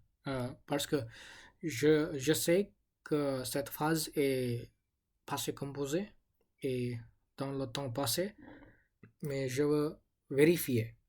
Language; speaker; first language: French; non-native, learner; English